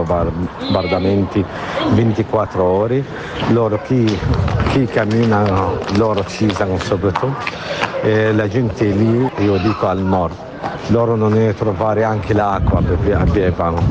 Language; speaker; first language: Italian; non-native, learner; Arabic